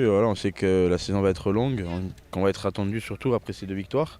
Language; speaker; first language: French; native; French